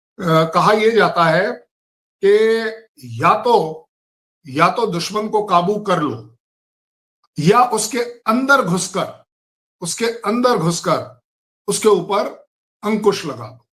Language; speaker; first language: Hindi; native; Hindi